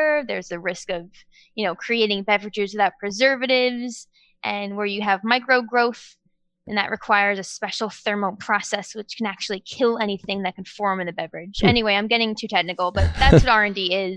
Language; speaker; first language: English; native; English